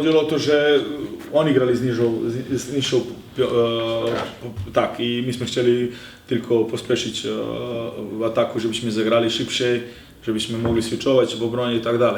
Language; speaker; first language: Polish; non-native, learner; Serbian